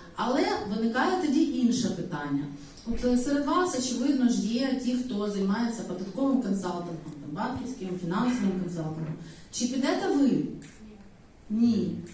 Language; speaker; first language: Ukrainian; native; Ukrainian